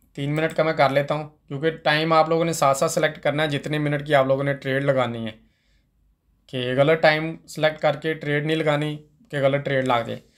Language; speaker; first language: Urdu; non-native, local second language; Punjabi